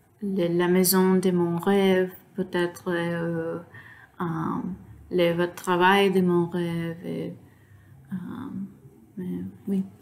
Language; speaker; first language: French; non-native, learner; Spanish